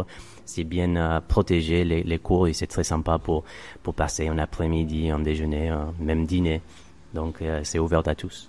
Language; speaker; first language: French; non-native, fluent; Spanish